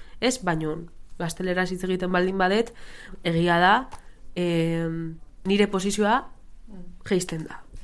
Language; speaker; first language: Basque; non-native, local second language; Spanish